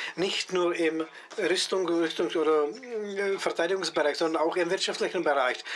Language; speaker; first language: German; non-native, fluent; Czech